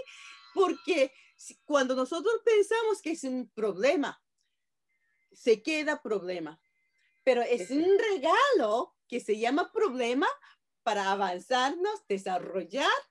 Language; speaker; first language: Spanish; non-native, fluent; Japanese